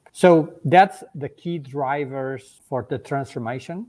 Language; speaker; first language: English; non-native, fluent; Portuguese